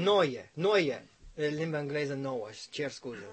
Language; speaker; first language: Romanian; non-native, learner; English